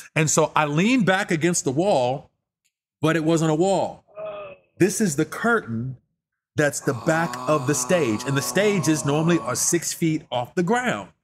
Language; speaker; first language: English; native; English